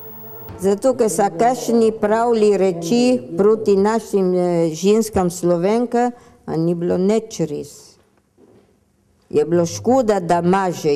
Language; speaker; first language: Slovenian; early bilingual, heritage; Slovenian